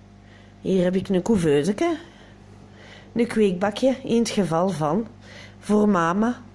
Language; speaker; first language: Dutch; non-native, local second language; French